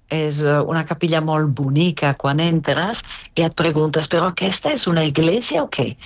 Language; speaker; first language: Catalan; non-native, fluent; Italian